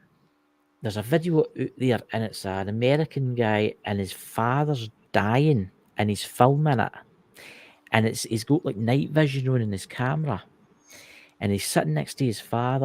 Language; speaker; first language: English; native; English